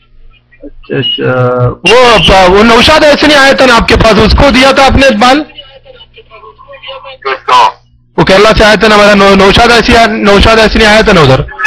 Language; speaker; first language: Hindi; non-native, local second language; Malayalam